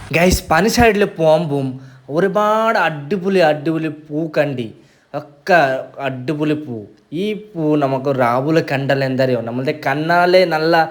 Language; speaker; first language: Malayalam; native; Malayalam